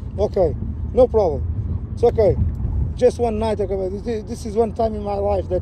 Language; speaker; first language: English; non-native, learner; Portuguese